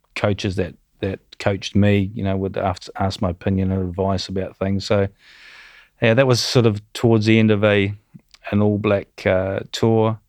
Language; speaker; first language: English; native; English